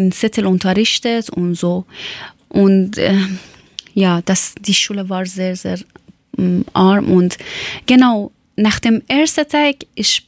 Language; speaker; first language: German; non-native, learner; Persian